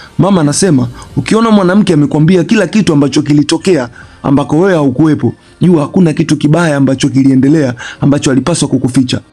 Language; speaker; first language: Swahili; native; Swahili